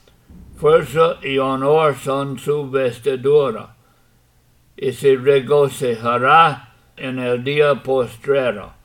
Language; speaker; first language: Spanish; non-native, fluent; English